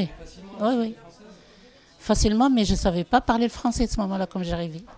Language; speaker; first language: French; non-native, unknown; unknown